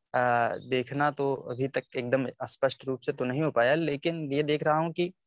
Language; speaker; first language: Hindi; native; Hindi